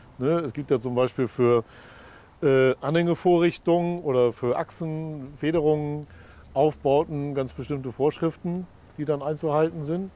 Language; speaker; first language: German; native; German